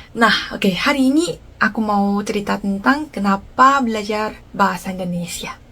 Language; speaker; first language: Indonesian; non-native, fluent; Japanese